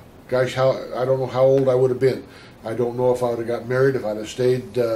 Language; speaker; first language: English; native; English